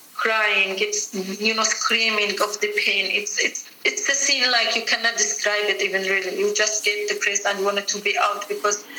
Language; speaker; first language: English; non-native, fluent; Arabic